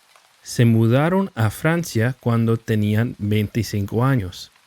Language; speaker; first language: Spanish; non-native, fluent; English